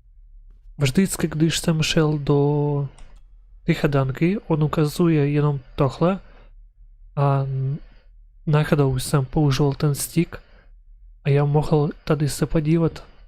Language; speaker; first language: Czech; non-native, learner; Ukrainian